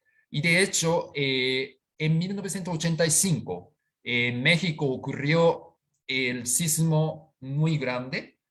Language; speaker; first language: Spanish; non-native, fluent; Japanese